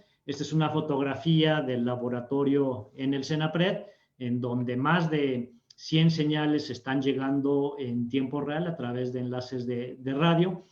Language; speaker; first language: Spanish; native; Spanish